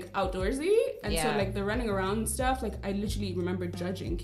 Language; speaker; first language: English; non-native, local second language; Kinyarwanda